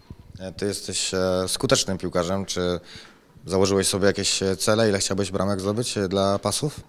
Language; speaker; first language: Polish; native; Polish